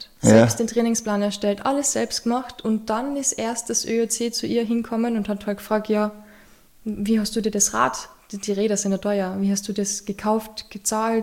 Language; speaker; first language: German; native; German